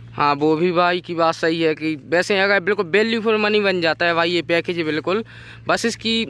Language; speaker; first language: Hindi; native; Hindi